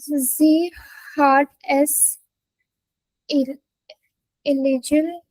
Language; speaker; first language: German; non-native, learner; Hindi